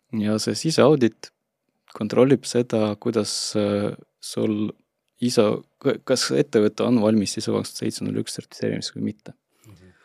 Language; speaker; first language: Estonian; non-native, local second language; Russian